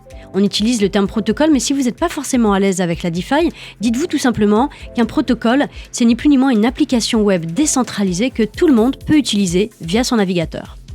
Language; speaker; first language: French; native; French